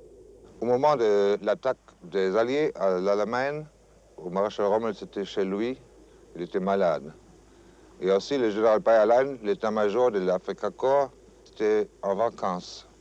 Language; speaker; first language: French; non-native, fluent; German